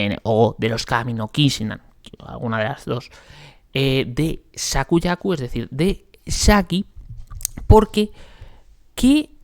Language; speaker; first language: Spanish; native; Spanish